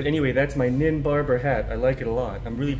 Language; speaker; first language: English; native; English